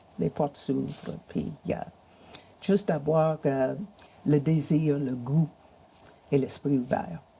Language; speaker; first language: French; non-native, fluent; English